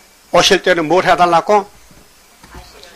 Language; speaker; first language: Korean; native; Korean